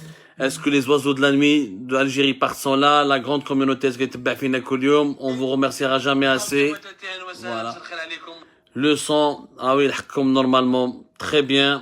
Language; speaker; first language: French; non-native, local second language; Arabic